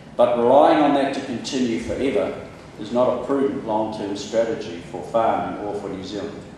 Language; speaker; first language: English; native; English